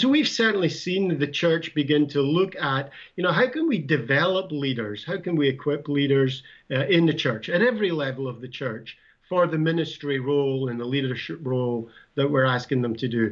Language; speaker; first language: English; native; English